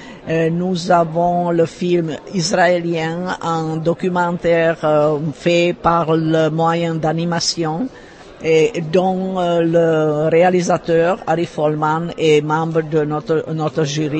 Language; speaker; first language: French; non-native, fluent; Czech